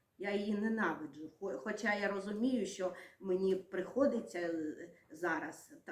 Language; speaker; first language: Ukrainian; non-native, local second language; Russian